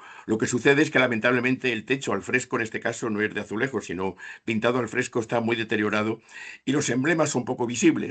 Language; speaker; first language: Spanish; native; Spanish